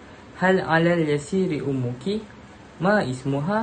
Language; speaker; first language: Arabic; non-native, learner; Malay